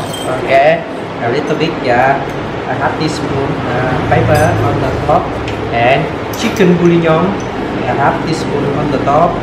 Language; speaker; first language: English; non-native, local second language; Vietnamese